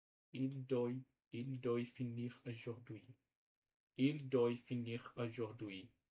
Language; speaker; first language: French; non-native, learner; Portuguese